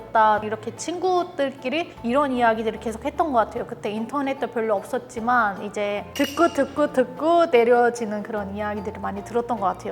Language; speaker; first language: Korean; non-native, fluent; Turkish